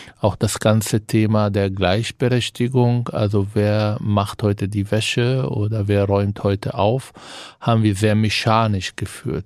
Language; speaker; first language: German; non-native, fluent; Arabic